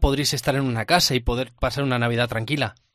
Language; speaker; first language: Spanish; native; Spanish